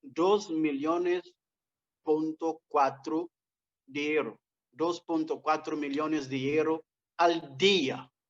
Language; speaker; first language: Spanish; non-native, fluent; Portuguese